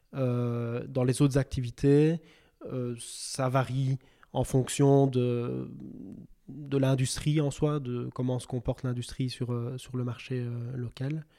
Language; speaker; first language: French; native; French